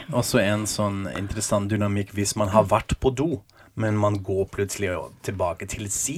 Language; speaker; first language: Norwegian; non-native, fluent; German